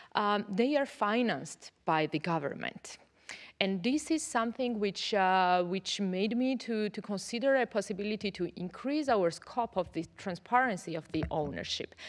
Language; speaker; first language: English; non-native, fluent; Georgian